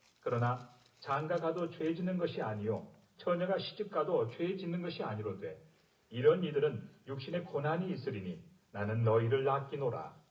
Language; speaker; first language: Korean; native; Korean